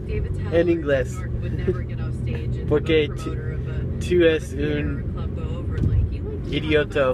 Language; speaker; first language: Spanish; non-native, learner; English